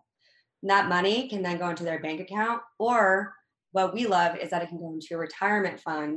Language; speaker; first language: English; native; English